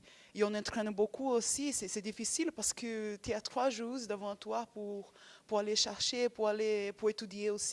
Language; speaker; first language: French; non-native, fluent; Portuguese